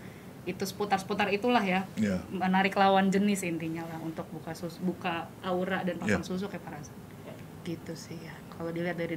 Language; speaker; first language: Indonesian; native; Indonesian